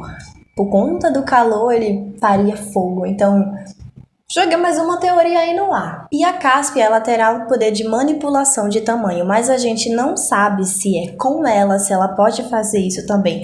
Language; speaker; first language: Portuguese; native; Portuguese